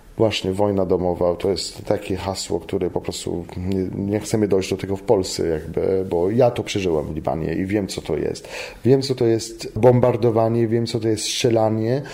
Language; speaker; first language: Polish; non-native, fluent; Arabic